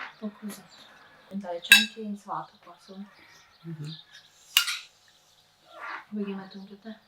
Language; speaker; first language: Italian; non-native, fluent; Ukrainian